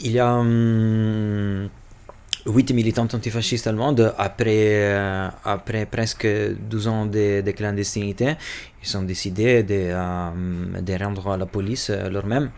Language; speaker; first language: French; non-native, fluent; Albanian